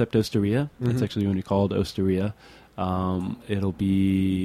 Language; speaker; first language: English; native; English